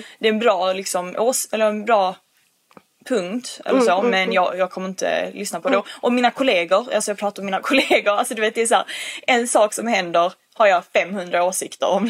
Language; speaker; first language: Swedish; early bilingual, other home language; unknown